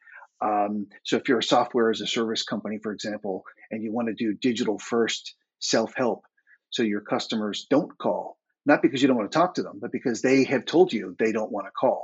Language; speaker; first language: English; native; English